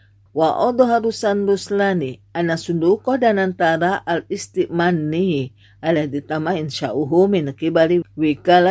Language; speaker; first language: Arabic; non-native, fluent; Indonesian